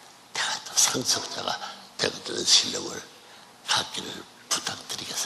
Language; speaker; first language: Korean; native; Korean